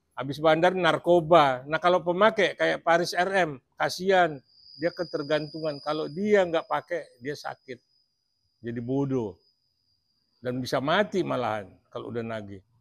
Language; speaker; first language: Indonesian; native; Indonesian